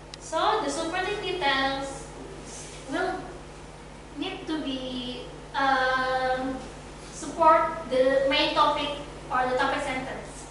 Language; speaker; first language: English; non-native, fluent; Indonesian